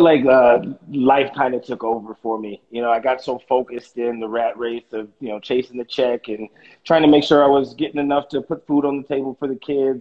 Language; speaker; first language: English; native; English